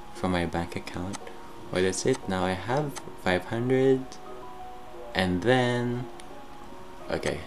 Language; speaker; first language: English; non-native, local second language; Pampanga